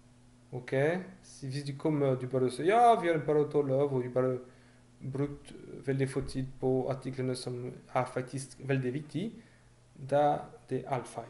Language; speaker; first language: Norwegian; non-native, fluent; French